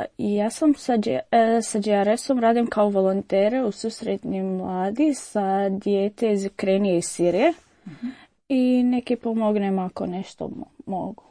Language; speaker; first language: Croatian; non-native, learner; Arabic